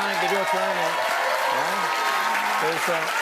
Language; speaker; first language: French; native; French